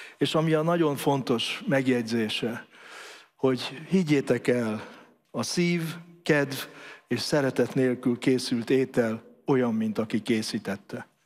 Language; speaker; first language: Hungarian; native; Hungarian